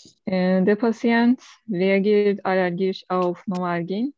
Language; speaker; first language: German; non-native, learner; Turkish